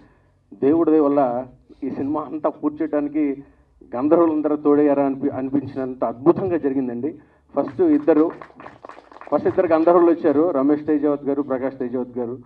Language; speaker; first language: Telugu; native; Telugu